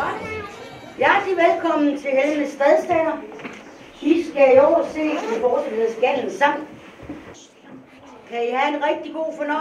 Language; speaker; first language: Danish; native; Danish